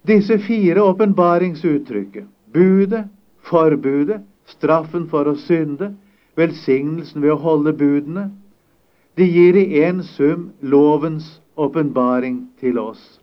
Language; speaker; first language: Norwegian; native; Norwegian